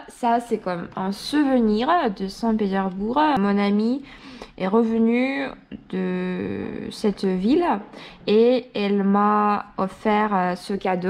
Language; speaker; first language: French; non-native, fluent; Russian